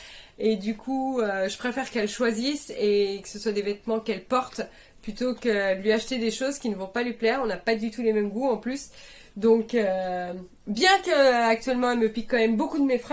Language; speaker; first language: French; native; French